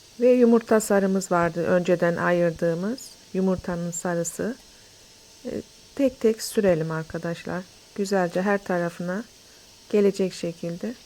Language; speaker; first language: Turkish; native; Turkish